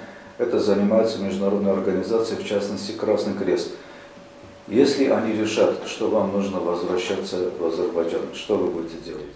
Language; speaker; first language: Russian; native; Russian